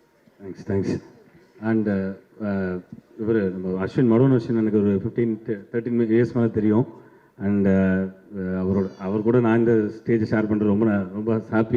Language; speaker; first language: Tamil; native; Tamil